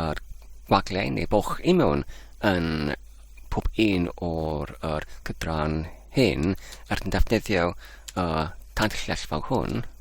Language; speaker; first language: Welsh; non-native, fluent; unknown